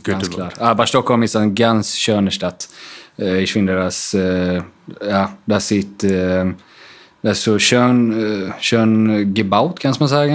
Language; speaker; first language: German; non-native, fluent; Swedish